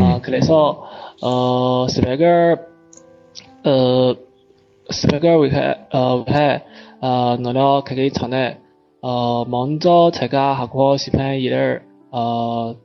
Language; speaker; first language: Korean; non-native, learner; Chinese